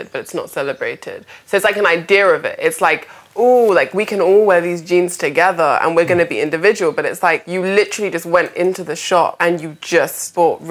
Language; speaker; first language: English; native; English